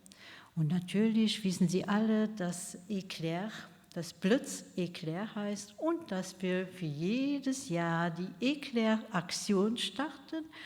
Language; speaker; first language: German; non-native, local second language; Luxembourgish